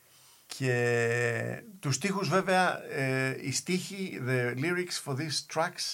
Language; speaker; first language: Greek; native; Greek